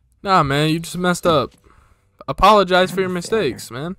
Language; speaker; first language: English; native; English